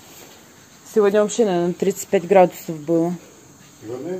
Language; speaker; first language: Russian; native; Russian